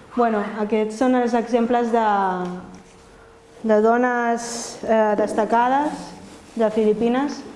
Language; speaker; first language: Catalan; early bilingual, other home language; Filipino